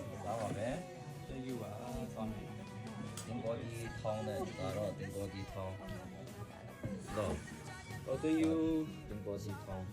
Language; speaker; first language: Burmese; non-native, local second language; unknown